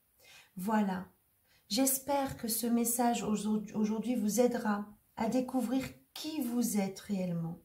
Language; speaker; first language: French; native; French